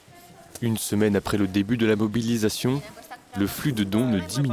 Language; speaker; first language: French; native; French